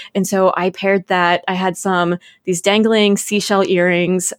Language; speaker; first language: English; native; English